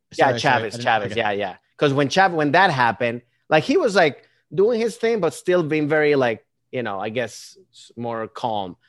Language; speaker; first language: English; early bilingual, other home language; Spanish